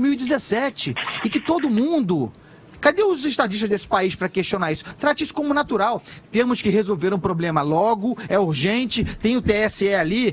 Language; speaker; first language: Portuguese; native; Portuguese